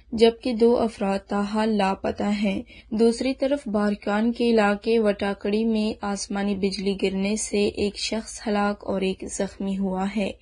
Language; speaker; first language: Urdu; non-native, local second language; Baluchi